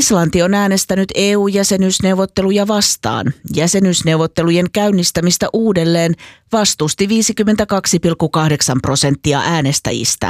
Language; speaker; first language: Finnish; native; Finnish